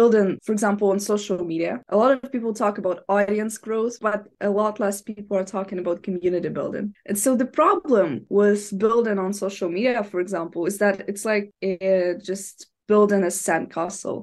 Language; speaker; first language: English; non-native, fluent; Ukrainian